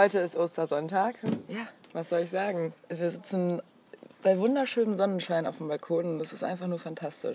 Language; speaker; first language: German; native; German